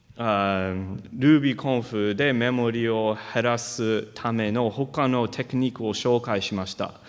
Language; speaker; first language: Japanese; non-native, fluent; English